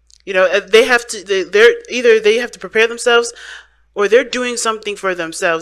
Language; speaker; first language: English; native; English